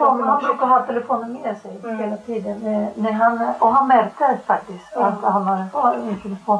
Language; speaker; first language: Swedish; non-native, fluent; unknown